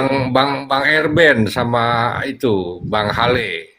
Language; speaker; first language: Indonesian; native; Indonesian